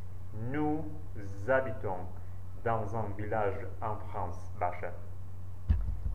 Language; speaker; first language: French; non-native, learner; Central Kurdish